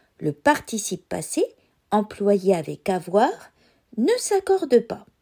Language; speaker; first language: French; native; French